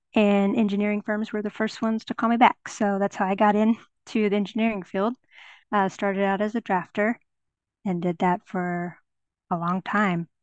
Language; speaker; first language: English; native; English